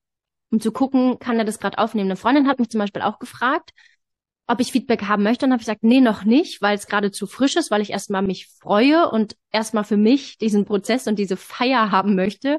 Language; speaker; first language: German; native; German